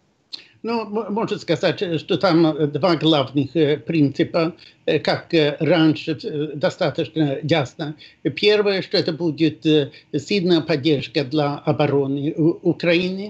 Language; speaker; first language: Russian; non-native, fluent; Swedish